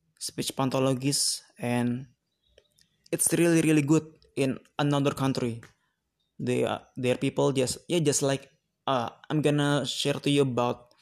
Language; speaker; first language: English; non-native, learner; Indonesian